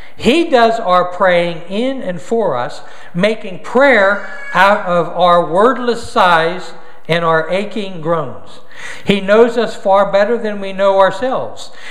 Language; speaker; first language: English; native; English